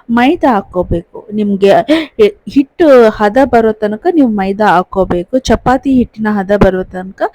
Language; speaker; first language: Kannada; native; Kannada